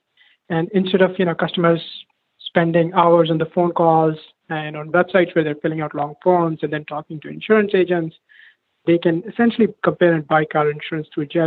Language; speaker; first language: English; non-native, local second language; Hindi